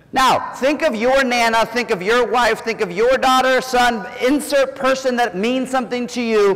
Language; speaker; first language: English; native; English